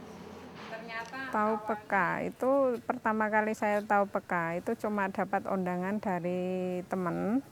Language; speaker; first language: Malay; non-native, local second language; Javanese